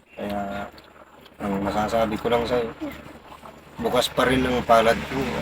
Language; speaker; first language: Filipino; non-native, local second language; Bikol